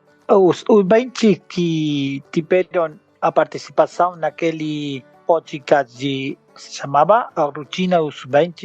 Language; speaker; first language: Portuguese; non-native, learner; Spanish